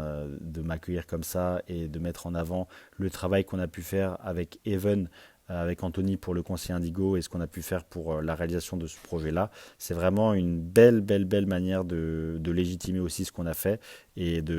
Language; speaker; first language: French; native; French